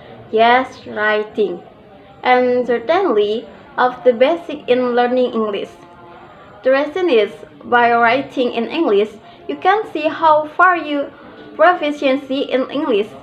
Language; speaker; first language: English; non-native, learner; Indonesian